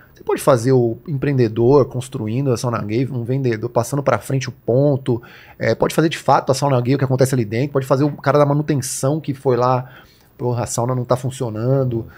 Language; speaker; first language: Portuguese; native; Portuguese